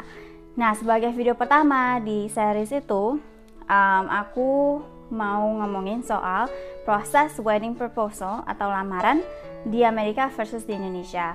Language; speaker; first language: Indonesian; early bilingual, heritage; Indonesian